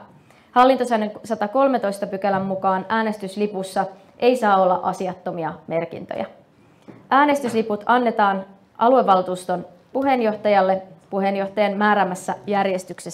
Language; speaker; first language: Finnish; native; Finnish